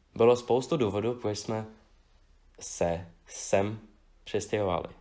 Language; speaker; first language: Czech; non-native, fluent; Russian